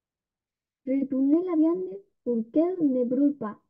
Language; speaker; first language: French; non-native, learner; Spanish